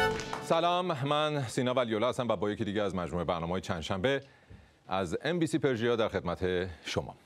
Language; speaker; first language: Persian; native; Persian